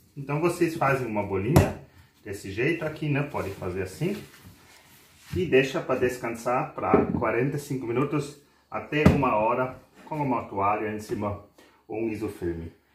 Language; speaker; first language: Portuguese; non-native, fluent; German